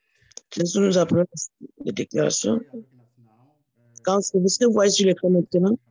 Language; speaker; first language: French; non-native, learner; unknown